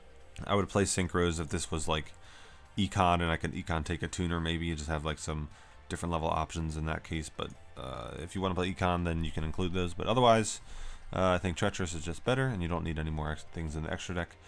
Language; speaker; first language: English; native; English